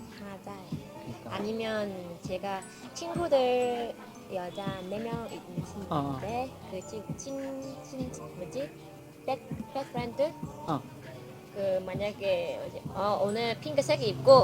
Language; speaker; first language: Korean; non-native, learner; Vietnamese